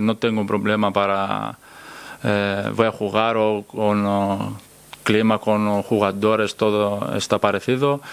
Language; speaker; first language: Spanish; non-native, learner; Greek